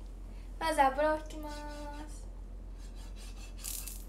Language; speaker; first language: Japanese; native; Japanese